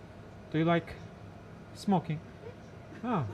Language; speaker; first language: English; non-native, learner; Turkish